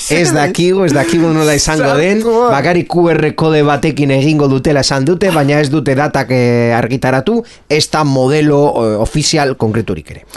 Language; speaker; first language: Basque; non-native, local second language; Spanish